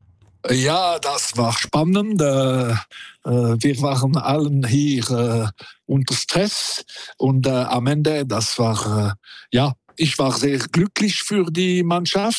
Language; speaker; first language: German; non-native, local second language; French